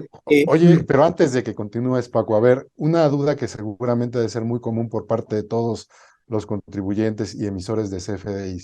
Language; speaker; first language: Spanish; native; Spanish